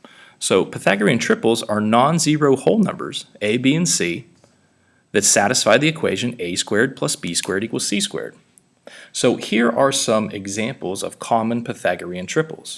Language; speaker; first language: English; native; English